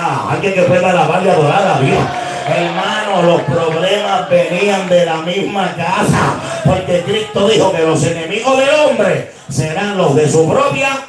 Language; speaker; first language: Spanish; early bilingual, heritage; Spanish